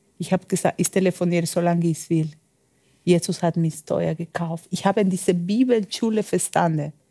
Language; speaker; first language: German; non-native, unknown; Spanish